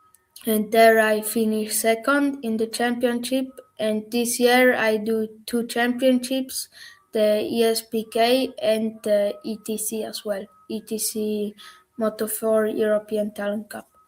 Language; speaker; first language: English; non-native, learner; German